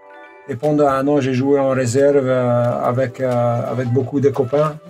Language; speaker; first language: French; non-native, local second language; Hungarian